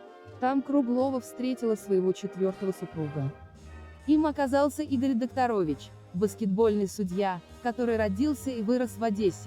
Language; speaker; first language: Russian; native; Russian